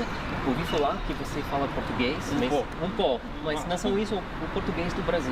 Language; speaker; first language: Portuguese; non-native, learner; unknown